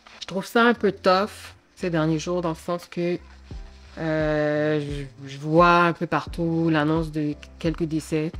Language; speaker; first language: French; early bilingual, other home language; Haitian Creole